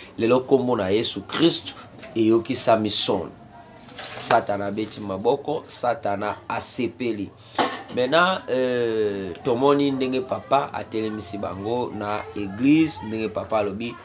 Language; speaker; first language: Lingala; native; Lingala